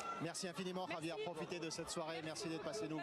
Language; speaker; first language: French; native; French